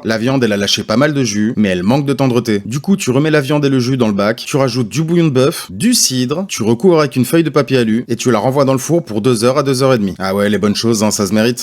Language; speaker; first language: French; native; French